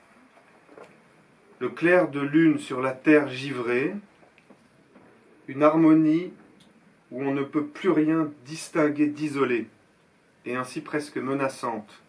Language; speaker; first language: French; native; French